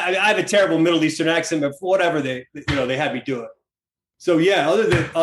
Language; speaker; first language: English; native; English